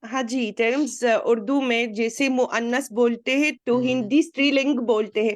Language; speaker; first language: Hindi; non-native, fluent; Arabic